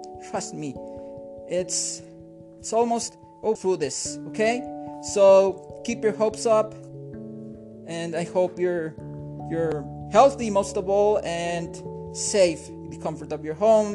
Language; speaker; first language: English; non-native, fluent; Spanish